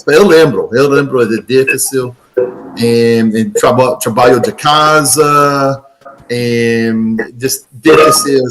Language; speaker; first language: Portuguese; non-native, learner; English